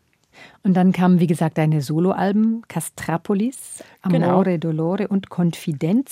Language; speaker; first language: German; native; German